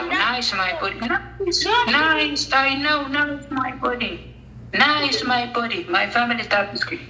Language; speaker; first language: English; non-native, learner; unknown